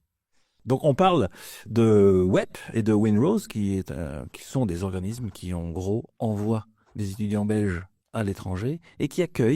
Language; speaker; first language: French; native; French